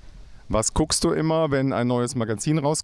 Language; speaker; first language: German; native; German